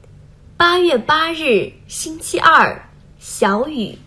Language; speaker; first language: Chinese; non-native, learner; Vietnamese